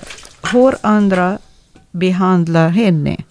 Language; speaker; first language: Swedish; non-native, learner; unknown